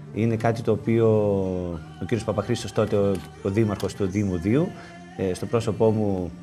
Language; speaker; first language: Greek; native; Greek